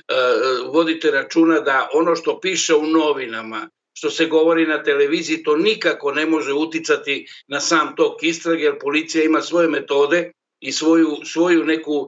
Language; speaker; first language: Serbian; native; Serbian